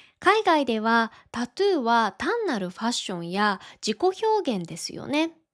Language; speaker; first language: Japanese; native; Japanese